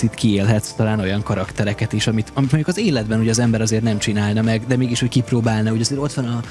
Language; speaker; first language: Hungarian; native; Hungarian